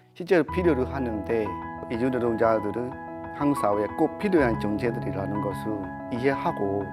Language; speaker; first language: Korean; non-native, fluent; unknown